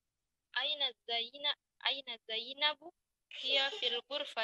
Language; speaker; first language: Arabic; non-native, learner; Indonesian